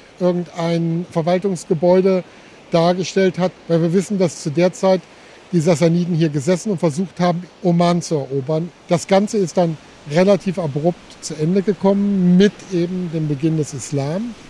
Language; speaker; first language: German; native; German